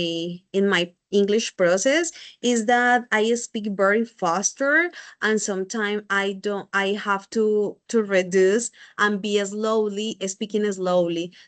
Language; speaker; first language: English; non-native, learner; Spanish